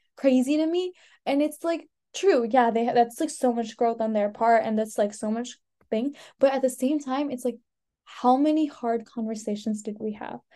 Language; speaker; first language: English; native; English